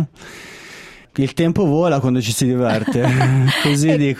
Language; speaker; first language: Italian; native; Italian